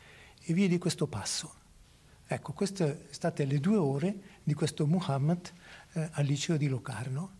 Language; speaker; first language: Italian; native; Italian